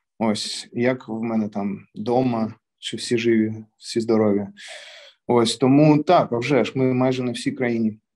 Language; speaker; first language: Ukrainian; non-native, local second language; Russian